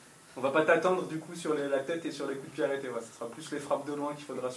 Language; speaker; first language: French; native; French